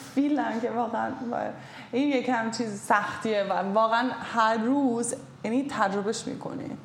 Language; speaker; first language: Persian; non-native, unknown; German